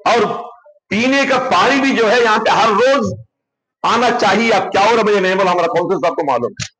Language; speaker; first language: Hindi; non-native, local second language; Telugu